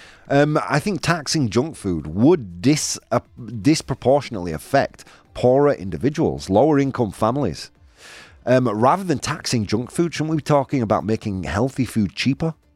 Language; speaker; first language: English; native; English